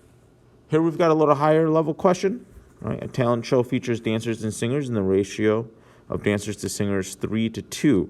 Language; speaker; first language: English; native; English